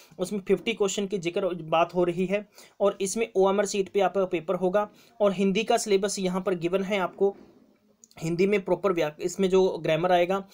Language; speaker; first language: Hindi; non-native, local second language; Punjabi